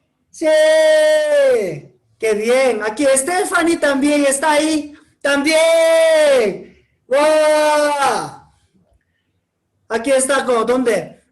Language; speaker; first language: Spanish; non-native, learner; Korean